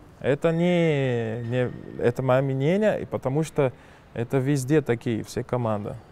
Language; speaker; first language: Russian; non-native, fluent; Portuguese